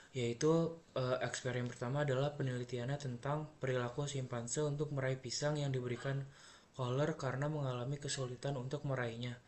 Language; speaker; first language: Indonesian; native; Indonesian